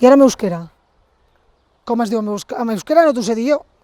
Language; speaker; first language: Catalan; native; Catalan